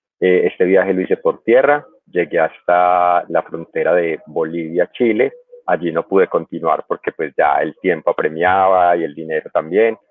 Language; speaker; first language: Spanish; native; Spanish